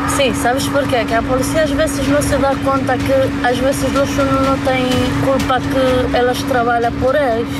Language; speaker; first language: Portuguese; non-native, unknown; Romanian